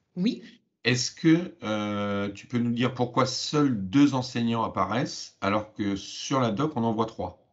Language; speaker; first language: French; native; French